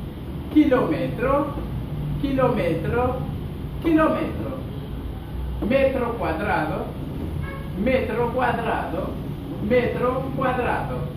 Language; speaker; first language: Spanish; non-native, fluent; Haitian Creole